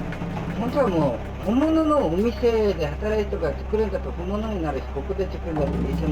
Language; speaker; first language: Japanese; non-native, learner; Korean